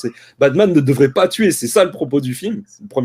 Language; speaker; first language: French; native; French